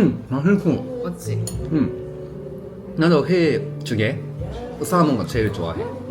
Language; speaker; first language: Korean; non-native, learner; Japanese